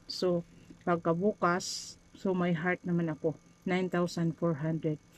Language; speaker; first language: Filipino; non-native, local second language; Cebuano